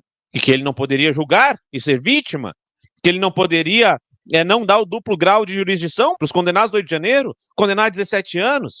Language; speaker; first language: Portuguese; native; Portuguese